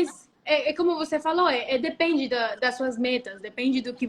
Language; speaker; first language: Portuguese; non-native, fluent; Spanish